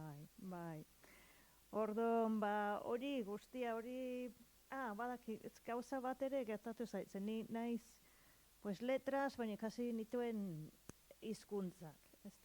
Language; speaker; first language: Basque; non-native, learner; English